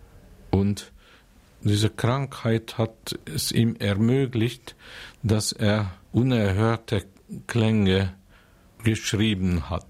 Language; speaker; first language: German; non-native, fluent; Hungarian